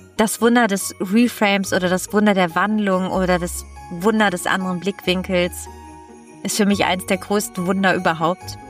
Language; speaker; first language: German; non-native, fluent; Italian